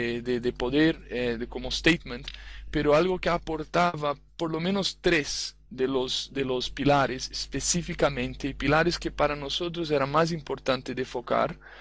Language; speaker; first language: Spanish; non-native, fluent; Portuguese